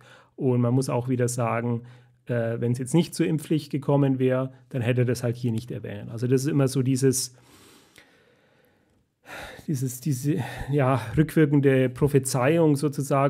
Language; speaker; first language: German; native; German